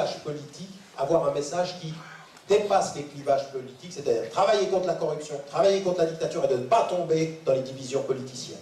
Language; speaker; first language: French; native; French